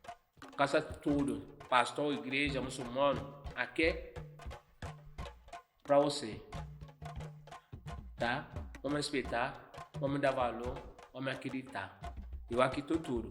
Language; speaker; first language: Portuguese; non-native, fluent; Yoruba